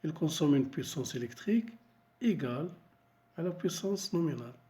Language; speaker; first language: French; non-native, local second language; Arabic